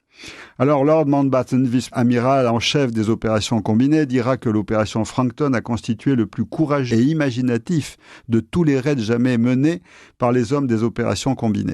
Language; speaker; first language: French; native; French